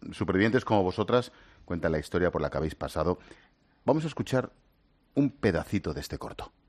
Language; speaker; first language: Spanish; native; Spanish